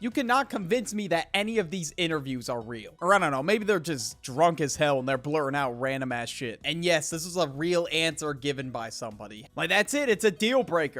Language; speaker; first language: English; native; English